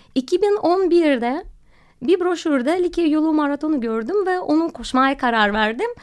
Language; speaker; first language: Turkish; non-native, fluent; Russian